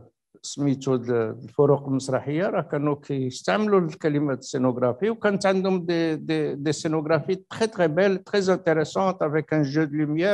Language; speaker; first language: Arabic; native; Arabic